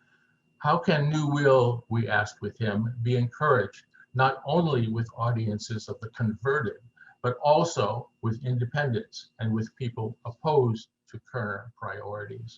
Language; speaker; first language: English; native; English